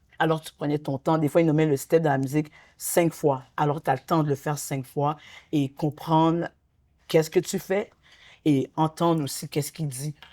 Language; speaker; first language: French; native; French